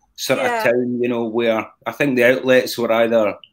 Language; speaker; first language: English; native; English